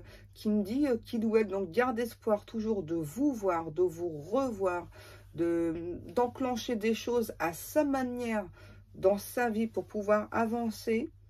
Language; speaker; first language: French; native; French